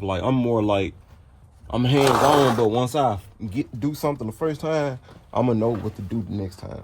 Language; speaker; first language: English; native; English